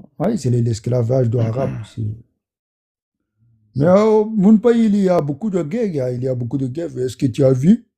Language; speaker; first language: French; non-native, learner; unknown